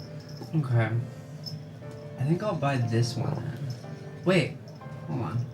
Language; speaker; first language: English; native; English